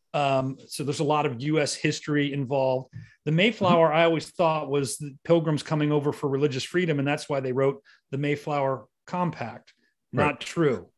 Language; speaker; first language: English; native; English